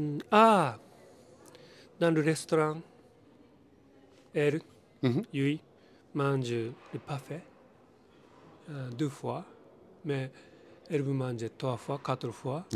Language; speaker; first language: French; non-native, learner; Japanese